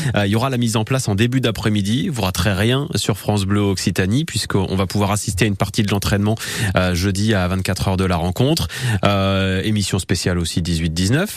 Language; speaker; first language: French; native; French